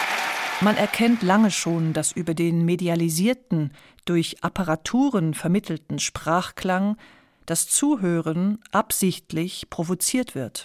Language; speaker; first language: German; native; German